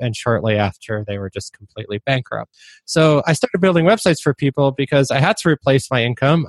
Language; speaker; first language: English; non-native, fluent; Polish